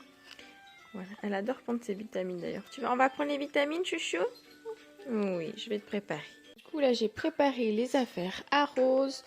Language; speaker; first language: French; native; French